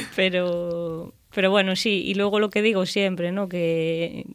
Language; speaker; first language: Spanish; native; Spanish